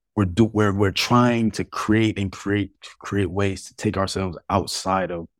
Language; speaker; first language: English; native; English